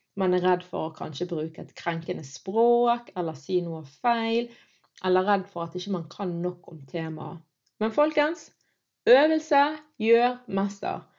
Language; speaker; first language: Norwegian; early bilingual, other home language; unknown